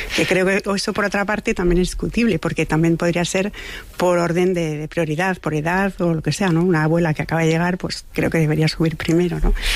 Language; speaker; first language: Spanish; non-native, fluent; French